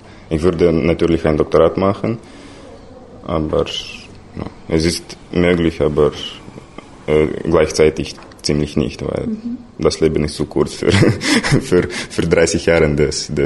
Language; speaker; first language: German; non-native, learner; Romanian